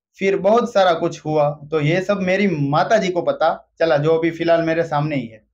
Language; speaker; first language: Hindi; non-native, local second language; Gujarati